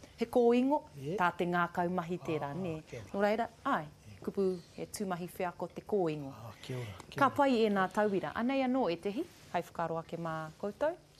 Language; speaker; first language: Māori; non-native, local second language; English